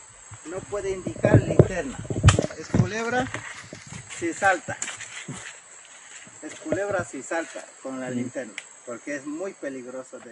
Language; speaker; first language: Spanish; non-native, local second language; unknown